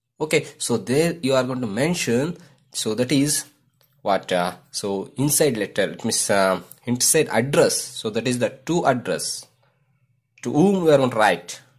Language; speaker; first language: English; non-native, local second language; Kannada